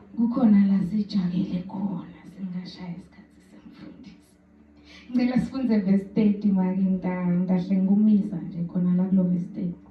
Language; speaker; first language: Zulu; non-native, local second language; Swati